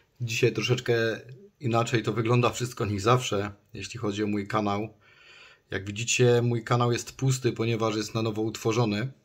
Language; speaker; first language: Polish; native; Polish